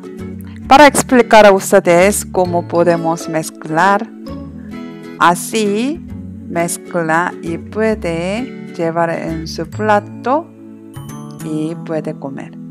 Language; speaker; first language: Spanish; non-native, learner; Korean